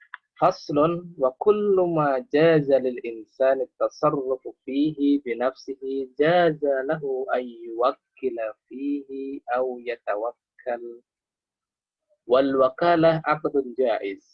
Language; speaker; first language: Arabic; non-native, fluent; Indonesian